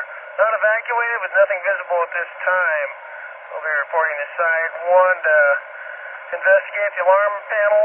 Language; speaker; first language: English; native; English